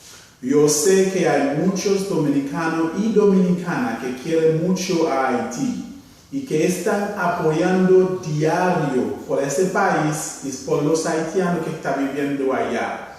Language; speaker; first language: Spanish; non-native, fluent; Haitian Creole